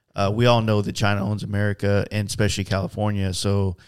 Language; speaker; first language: English; native; English